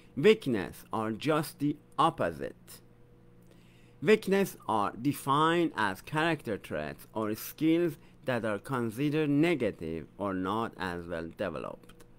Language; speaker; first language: English; non-native, fluent; Persian